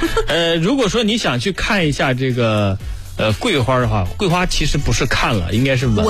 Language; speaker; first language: Chinese; native; Chinese